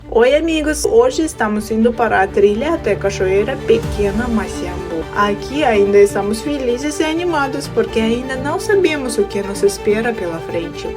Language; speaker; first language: Portuguese; non-native, fluent; Russian